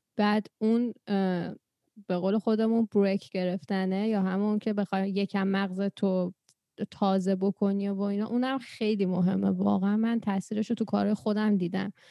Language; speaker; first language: Persian; native; Persian